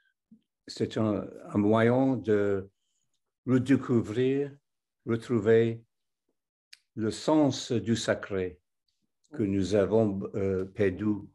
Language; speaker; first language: French; non-native, fluent; English